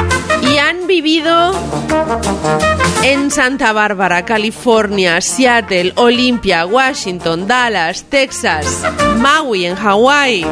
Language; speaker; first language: Spanish; native; Spanish